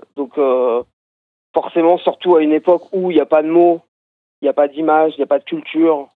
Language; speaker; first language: French; native; French